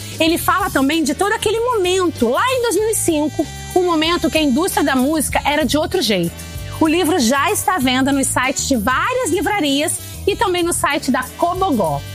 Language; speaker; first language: Portuguese; native; Portuguese